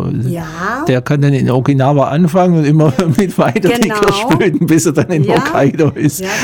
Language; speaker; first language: German; native; German